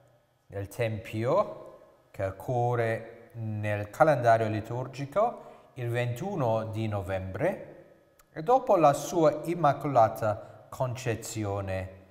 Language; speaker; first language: Italian; non-native, fluent; English